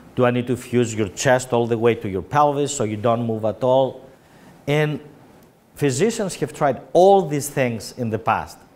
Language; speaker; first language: English; non-native, fluent; Greek